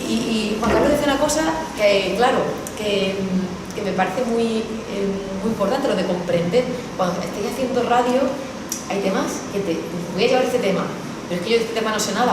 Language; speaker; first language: Spanish; native; Spanish